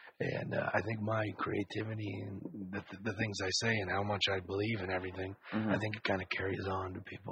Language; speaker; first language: English; native; English